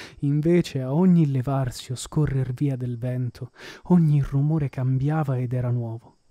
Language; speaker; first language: Italian; native; Italian